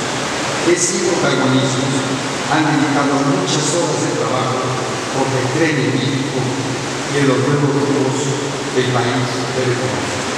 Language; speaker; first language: Spanish; native; Spanish